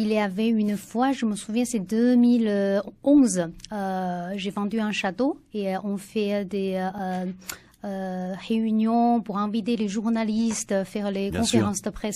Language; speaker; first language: French; non-native, learner; Chinese